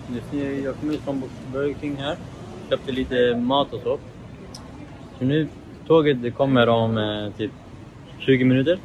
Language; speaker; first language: Swedish; early bilingual, other home language; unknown